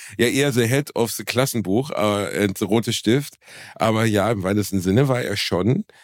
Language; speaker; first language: German; native; German